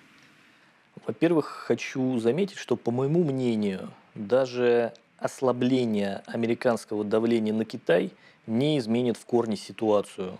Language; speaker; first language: Russian; native; Russian